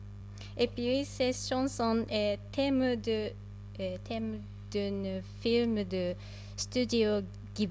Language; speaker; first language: French; non-native, fluent; Japanese